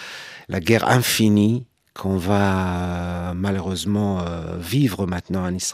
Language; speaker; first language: French; non-native, fluent; Hebrew